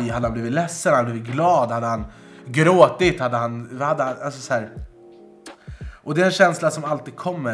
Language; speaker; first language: Swedish; native; Swedish